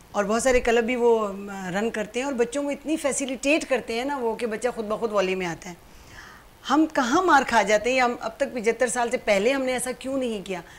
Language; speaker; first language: Urdu; native; Urdu